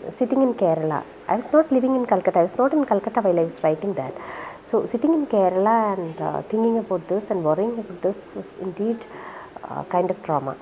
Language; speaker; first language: English; non-native, local second language; Malayalam